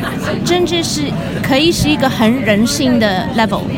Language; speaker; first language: Chinese; non-native, local second language; Cantonese